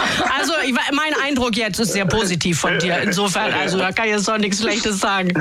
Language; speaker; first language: German; native; German